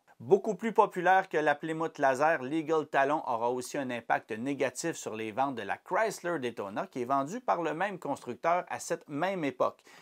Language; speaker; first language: French; native; French